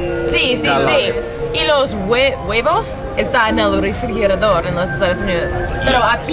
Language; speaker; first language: Spanish; non-native, learner; English